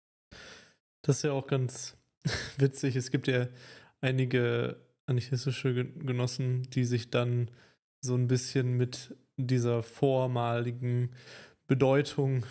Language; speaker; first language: German; native; German